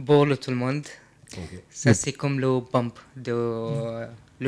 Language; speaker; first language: French; non-native, learner; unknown